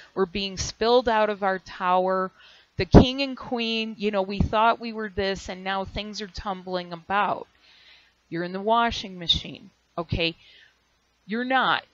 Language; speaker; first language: English; native; English